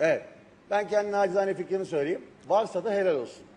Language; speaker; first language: Turkish; native; Turkish